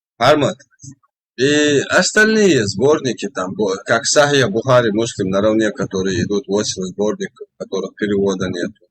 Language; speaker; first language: Russian; non-native, local second language; Chechen